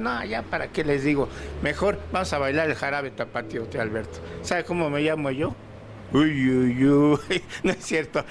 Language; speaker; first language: Spanish; native; Spanish